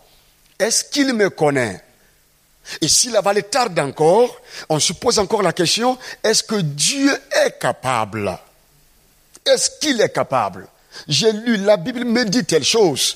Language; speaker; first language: French; non-native, local second language; Mossi